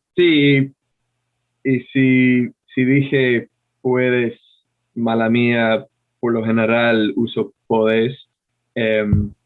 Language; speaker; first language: Spanish; non-native, fluent; English